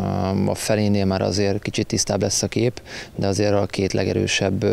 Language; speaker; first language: Hungarian; native; Hungarian